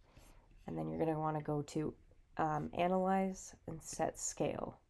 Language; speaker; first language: English; native; English